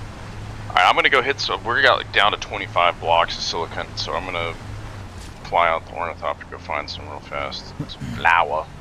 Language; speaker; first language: English; native; English